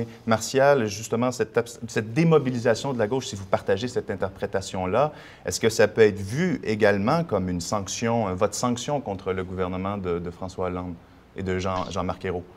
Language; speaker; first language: French; native; French